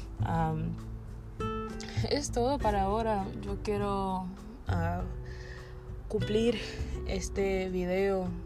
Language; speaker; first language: Spanish; non-native, learner; English